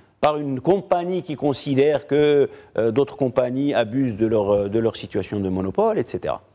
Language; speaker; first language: French; non-native, local second language; Arabic